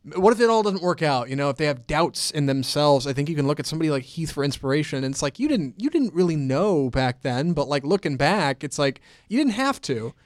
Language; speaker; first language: English; native; English